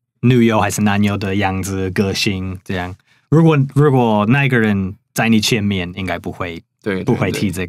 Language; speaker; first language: Chinese; non-native, fluent; English